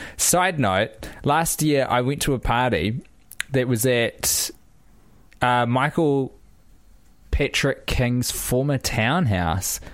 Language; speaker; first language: English; native; English